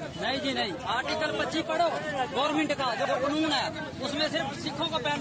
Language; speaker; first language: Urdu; non-native, local second language; Punjabi